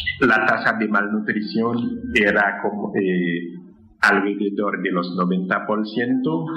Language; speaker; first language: Spanish; non-native, fluent; Haitian Creole